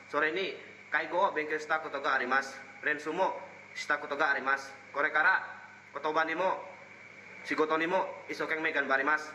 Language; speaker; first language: Japanese; non-native, learner; Indonesian